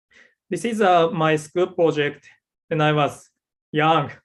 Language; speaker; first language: English; non-native, learner; Japanese